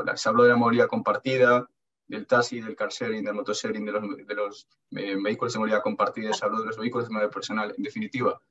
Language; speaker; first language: Spanish; native; Spanish